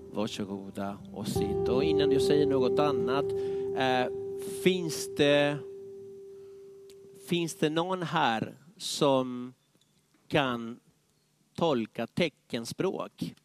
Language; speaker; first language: Swedish; non-native, fluent; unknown